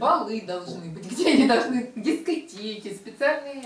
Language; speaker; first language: Russian; native; Russian